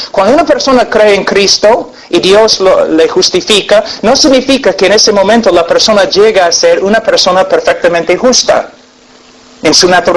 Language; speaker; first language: Spanish; non-native, fluent; English